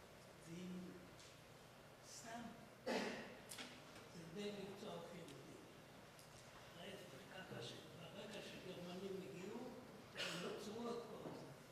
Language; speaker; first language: Hebrew; non-native, fluent; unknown